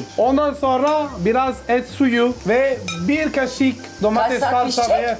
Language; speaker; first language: Turkish; non-native, learner; Italian